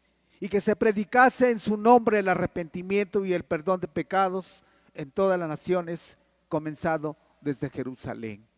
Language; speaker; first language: Spanish; native; Spanish